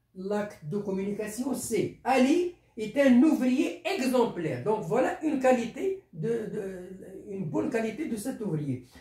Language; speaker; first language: French; non-native, local second language; Arabic